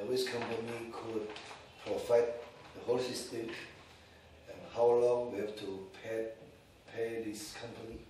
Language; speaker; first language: English; non-native, learner; Indonesian